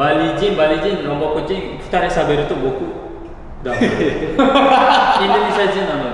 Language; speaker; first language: Japanese; non-native, learner; Indonesian